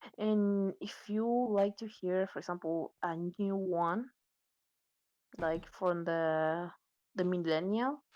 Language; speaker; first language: English; non-native, learner; Spanish